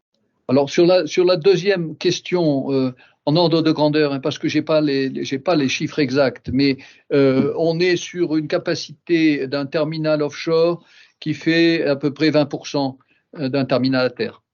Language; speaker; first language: French; native; French